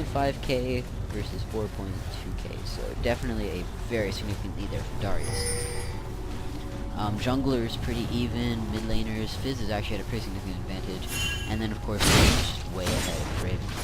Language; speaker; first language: English; native; English